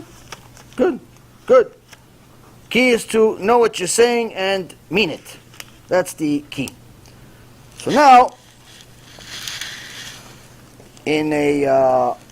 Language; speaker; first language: English; non-native, fluent; Hebrew